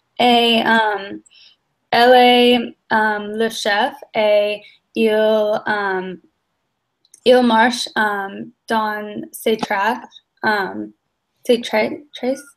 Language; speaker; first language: French; non-native, learner; English